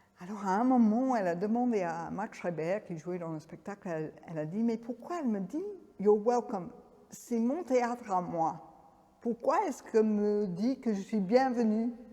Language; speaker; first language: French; non-native, fluent; English